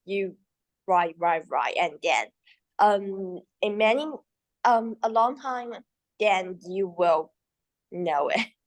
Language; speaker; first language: English; non-native, learner; Chinese